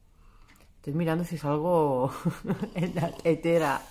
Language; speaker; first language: Spanish; native; Spanish